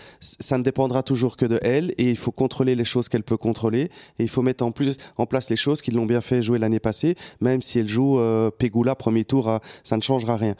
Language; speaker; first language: French; native; French